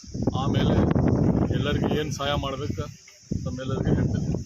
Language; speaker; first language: Kannada; non-native, local second language; Urdu